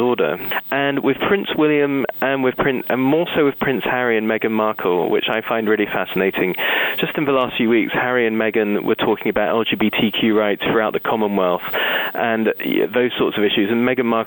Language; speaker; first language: English; native; English